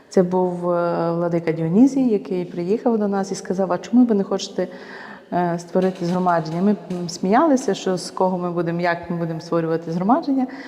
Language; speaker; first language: Ukrainian; native; Ukrainian